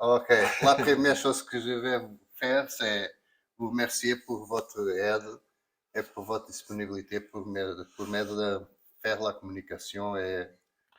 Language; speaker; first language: French; non-native, learner; Portuguese